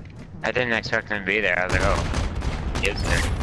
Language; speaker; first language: English; native; English